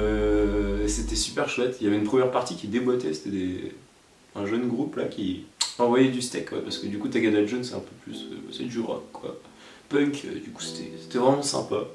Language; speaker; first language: French; native; French